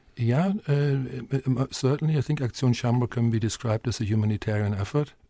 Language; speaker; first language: English; non-native, fluent; German